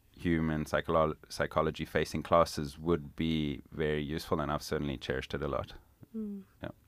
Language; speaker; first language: English; non-native, local second language; Italian